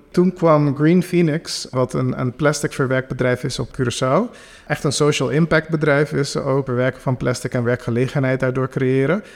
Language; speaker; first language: Dutch; non-native, local second language; Papiamento